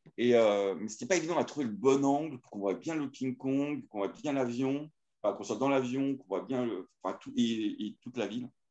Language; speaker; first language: French; native; French